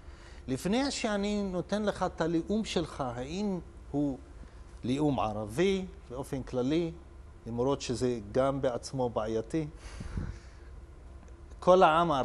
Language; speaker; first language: Hebrew; non-native, local second language; Arabic